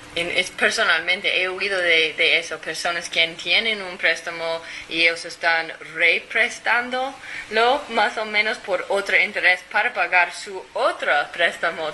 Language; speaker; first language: Spanish; non-native, fluent; English